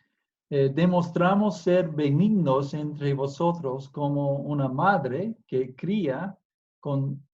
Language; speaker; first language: Spanish; non-native, fluent; English